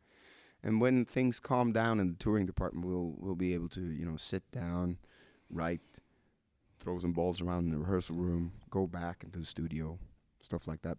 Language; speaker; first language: English; non-native, fluent; Norwegian